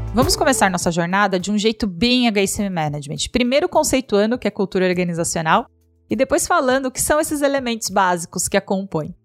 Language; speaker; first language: Portuguese; native; Portuguese